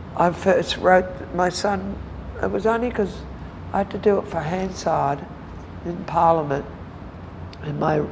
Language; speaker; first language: English; native; English